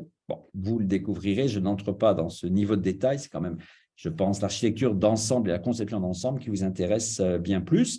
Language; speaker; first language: French; native; French